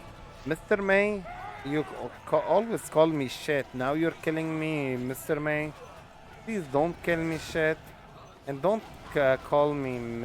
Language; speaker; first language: English; non-native, fluent; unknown